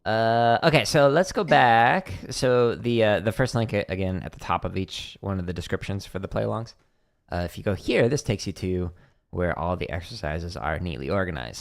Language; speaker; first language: English; native; English